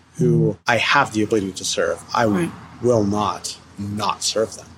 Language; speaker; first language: English; early bilingual, other home language; Russian